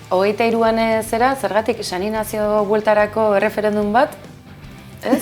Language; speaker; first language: Basque; native; Basque